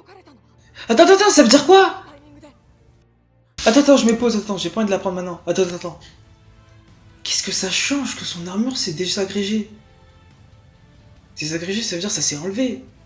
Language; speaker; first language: French; native; French